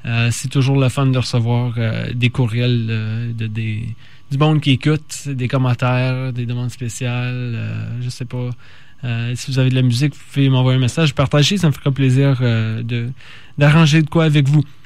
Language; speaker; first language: French; native; French